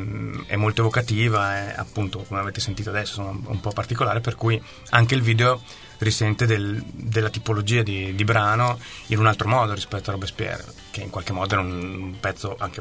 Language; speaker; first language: Italian; native; Italian